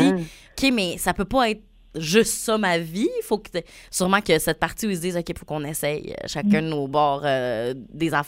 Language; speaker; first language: French; native; French